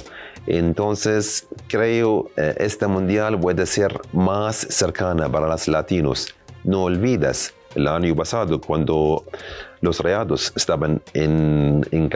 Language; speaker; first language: Spanish; non-native, learner; Arabic